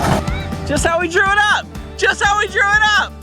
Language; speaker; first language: English; native; English